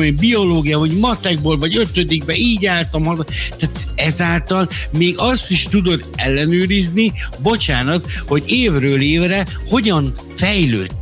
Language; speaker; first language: Hungarian; native; Hungarian